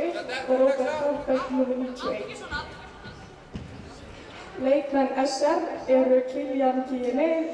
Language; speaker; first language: Icelandic; native; Icelandic